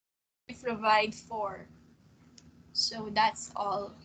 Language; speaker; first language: English; non-native, local second language; Filipino